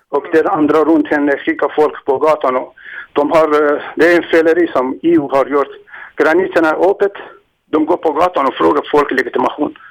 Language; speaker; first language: Swedish; non-native, learner; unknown